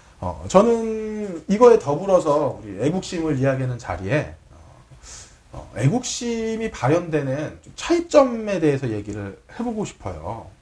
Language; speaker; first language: Korean; native; Korean